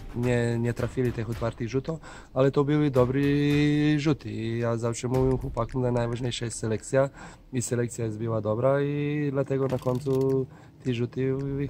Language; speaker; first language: Polish; non-native, fluent; Slovenian